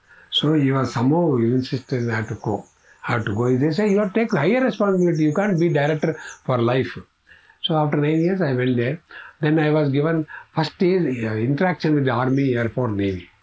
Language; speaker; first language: English; non-native, local second language; Kannada